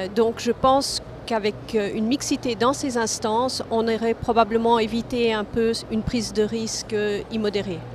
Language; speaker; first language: French; non-native, fluent; English